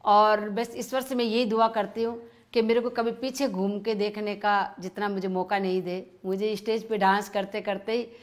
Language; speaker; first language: Hindi; native; Hindi